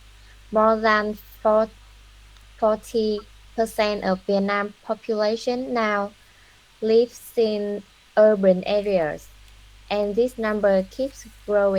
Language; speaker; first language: English; non-native, learner; Vietnamese